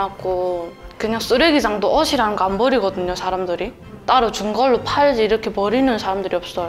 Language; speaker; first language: Korean; native; Korean